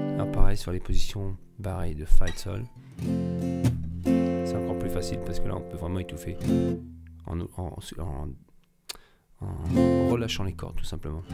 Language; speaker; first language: French; native; French